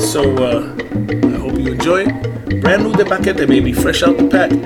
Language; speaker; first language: English; early bilingual, other home language; Spanish